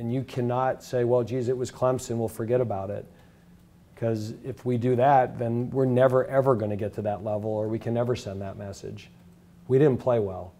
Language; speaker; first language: English; native; English